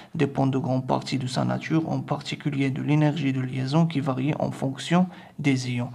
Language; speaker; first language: French; non-native, local second language; Arabic